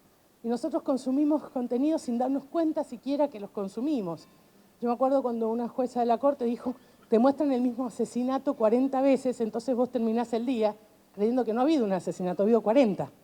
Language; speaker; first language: Spanish; native; Spanish